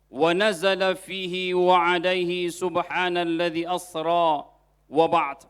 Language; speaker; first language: Arabic; non-native, fluent; Indonesian